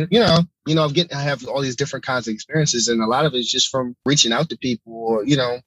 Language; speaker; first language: English; native; English